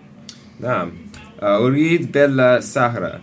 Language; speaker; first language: Arabic; non-native, learner; English